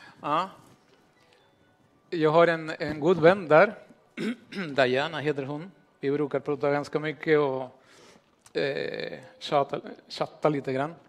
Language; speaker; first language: Swedish; non-native, fluent; Spanish